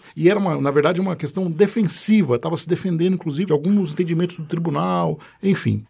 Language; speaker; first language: Portuguese; native; Portuguese